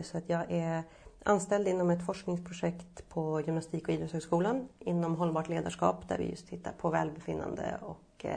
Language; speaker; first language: Swedish; native; Swedish